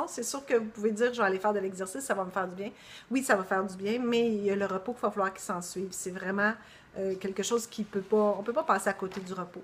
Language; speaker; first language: French; native; French